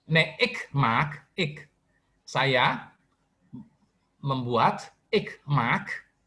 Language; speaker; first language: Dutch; non-native, fluent; Indonesian